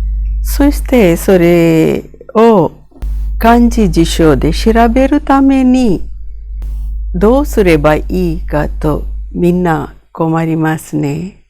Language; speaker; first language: Japanese; non-native, fluent; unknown